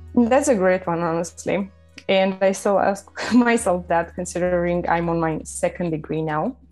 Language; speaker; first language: English; non-native, fluent; Romanian